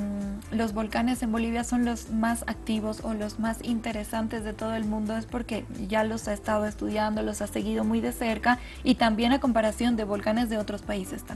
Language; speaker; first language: Spanish; native; Spanish